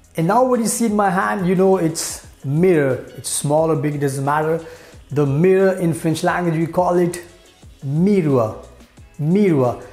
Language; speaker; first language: English; non-native, local second language; Hindi